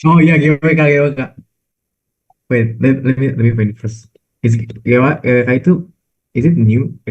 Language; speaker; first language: English; non-native, learner; Indonesian